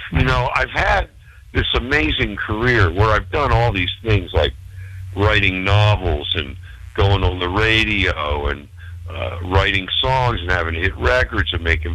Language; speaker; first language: English; native; English